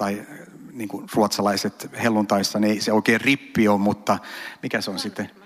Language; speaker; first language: Finnish; early bilingual, heritage; Finnish